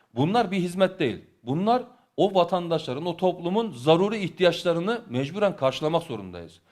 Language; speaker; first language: Turkish; native; Turkish